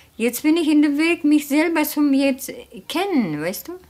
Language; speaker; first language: German; non-native, fluent; Turkish